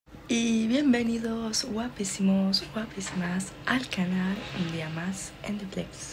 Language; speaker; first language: Spanish; native; Spanish